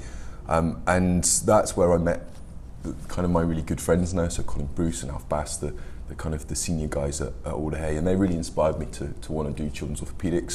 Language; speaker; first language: English; native; English